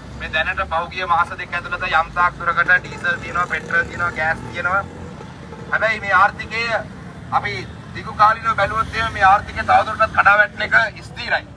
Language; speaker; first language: Sinhala; native; Sinhala